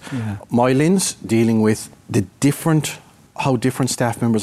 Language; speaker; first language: English; native; English